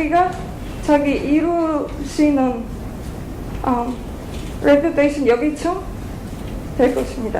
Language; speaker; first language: Korean; non-native, fluent; Bulgarian